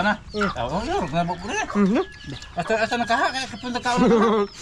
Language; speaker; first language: Filipino; non-native, local second language; Cebuano